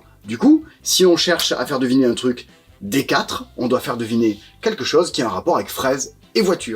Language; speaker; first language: French; native; French